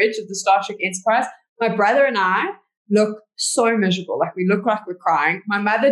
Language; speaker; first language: English; native; English